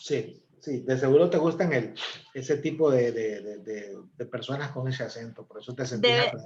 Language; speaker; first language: Spanish; native; Spanish